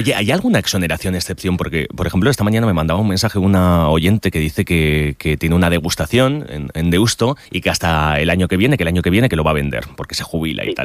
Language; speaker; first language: Spanish; native; Spanish